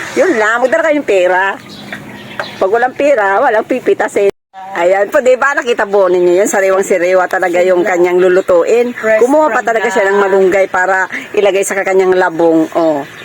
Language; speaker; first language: Filipino; non-native, local second language; Bikol